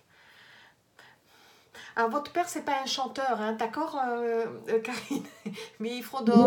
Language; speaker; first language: French; native; French